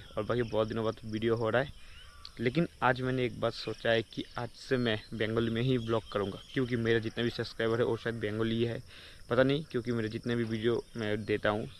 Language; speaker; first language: Hindi; non-native, local second language; Bangla